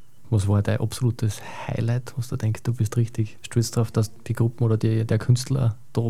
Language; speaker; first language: German; native; German